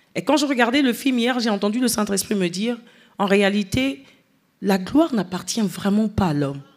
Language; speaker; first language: French; non-native, local second language; Lingala